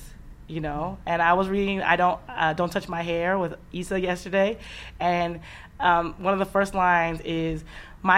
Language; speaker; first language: English; native; English